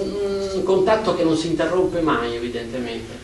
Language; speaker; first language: Italian; native; Italian